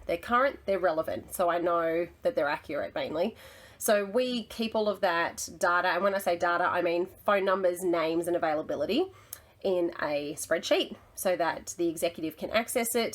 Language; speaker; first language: English; native; English